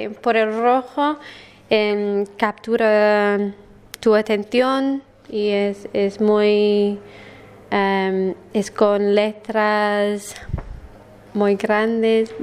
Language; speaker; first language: Spanish; non-native, learner; English